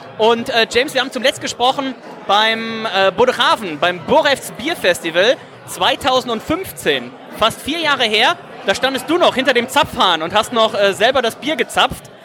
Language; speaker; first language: German; native; German